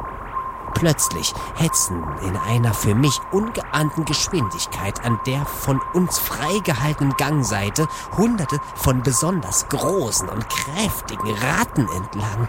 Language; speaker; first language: German; native; German